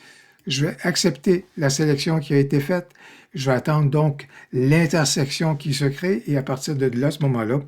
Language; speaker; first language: French; native; French